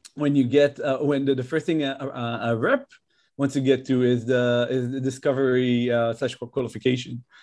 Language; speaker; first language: English; non-native, fluent; Hebrew